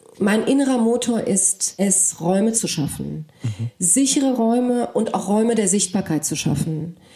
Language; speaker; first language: German; early bilingual, other home language; Polish